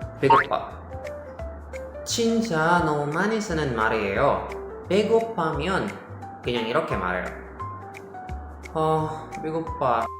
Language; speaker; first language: Korean; non-native, learner; Indonesian